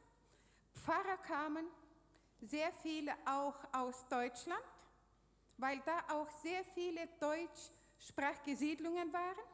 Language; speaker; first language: German; non-native, fluent; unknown